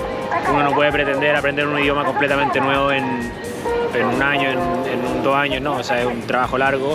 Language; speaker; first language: Spanish; native; Spanish